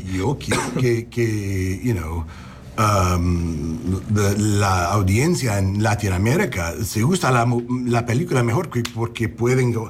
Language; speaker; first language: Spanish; early bilingual, heritage; English